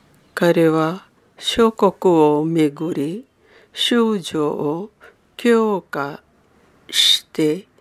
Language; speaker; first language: Japanese; non-native, fluent; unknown